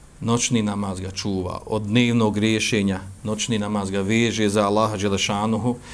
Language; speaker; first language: Bosnian; native; Bosnian